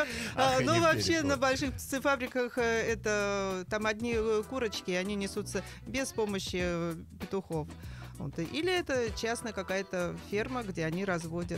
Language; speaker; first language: Russian; native; Russian